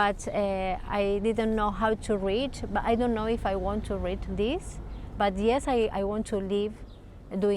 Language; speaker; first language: English; non-native, learner; Spanish